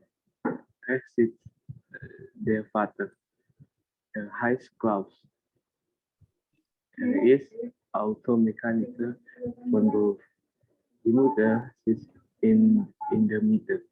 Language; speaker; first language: German; non-native, learner; Indonesian